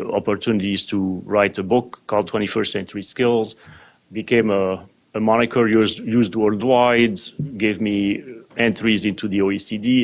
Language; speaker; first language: English; non-native, fluent; French